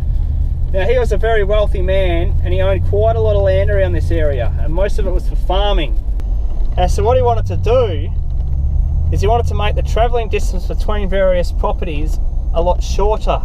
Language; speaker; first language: English; native; English